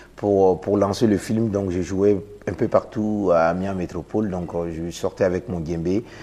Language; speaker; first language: French; non-native, local second language; Mossi